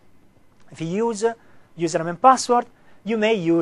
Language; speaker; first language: English; non-native, fluent; Italian